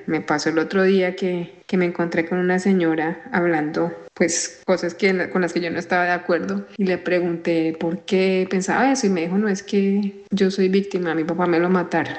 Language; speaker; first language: Spanish; native; Spanish